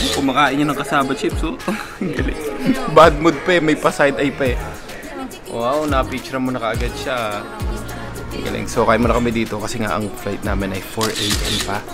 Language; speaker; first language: Filipino; native; Filipino